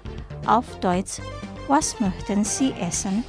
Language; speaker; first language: German; non-native, fluent; Indonesian